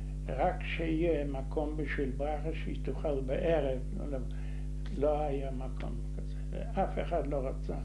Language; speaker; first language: Hebrew; non-native, fluent; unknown